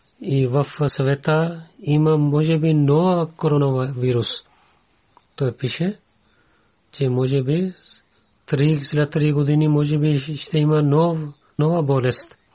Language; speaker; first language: Bulgarian; non-native, learner; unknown